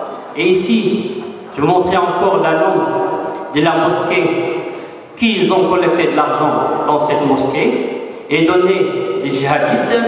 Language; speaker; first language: French; non-native, fluent; Arabic